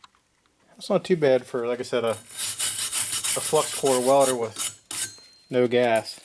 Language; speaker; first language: English; native; English